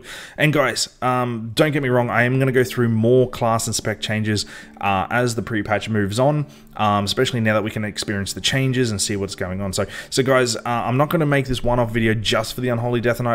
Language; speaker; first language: English; native; English